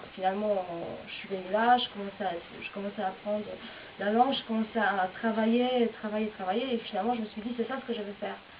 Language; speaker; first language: French; non-native, fluent; Polish